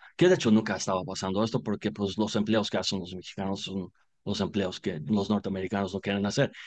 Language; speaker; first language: Spanish; non-native, fluent; English